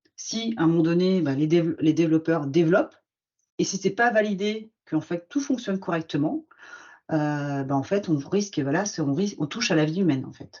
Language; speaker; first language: French; native; French